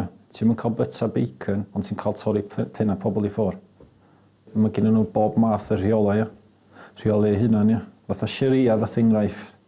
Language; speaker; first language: Welsh; native; Welsh